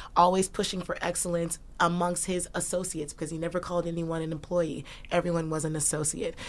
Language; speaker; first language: English; native; English